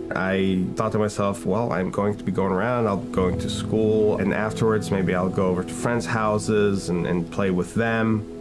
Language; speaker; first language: English; early bilingual, other home language; Hebrew